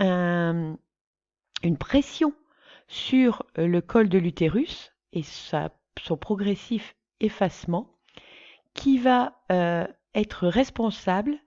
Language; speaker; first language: French; native; French